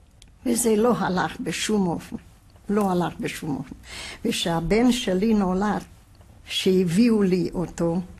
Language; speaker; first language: Hebrew; non-native, fluent; Hungarian